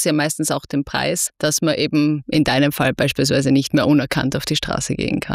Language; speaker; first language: German; native; German